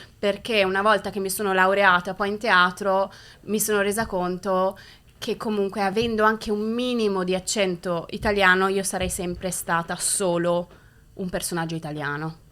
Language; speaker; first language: Italian; native; Italian